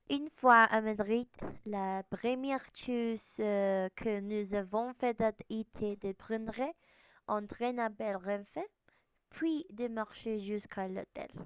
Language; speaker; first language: French; non-native, learner; Spanish